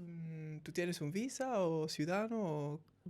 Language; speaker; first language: Spanish; early bilingual, heritage; English